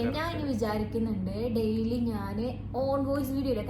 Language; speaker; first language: Malayalam; native; Malayalam